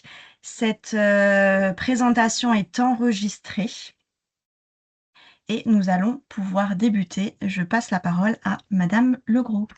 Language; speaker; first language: French; native; French